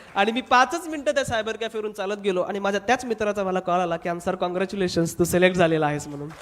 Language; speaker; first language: Marathi; non-native, local second language; Hindi